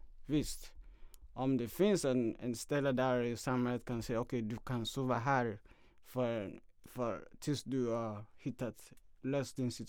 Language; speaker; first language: Swedish; non-native, fluent; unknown